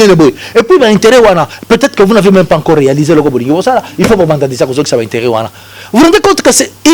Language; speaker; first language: French; non-native, local second language; Lingala